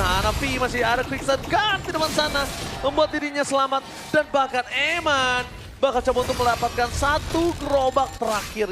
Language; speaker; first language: Indonesian; native; Indonesian